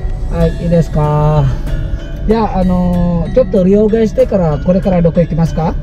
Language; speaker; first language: Japanese; non-native, fluent; Indonesian